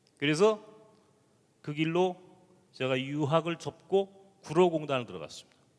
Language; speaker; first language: Korean; native; Korean